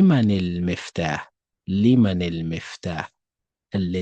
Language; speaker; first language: Arabic; non-native, fluent; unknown